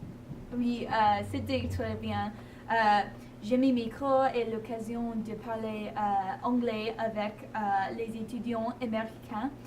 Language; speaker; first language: French; non-native, learner; English